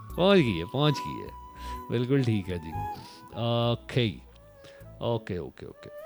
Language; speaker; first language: Urdu; non-native, local second language; Punjabi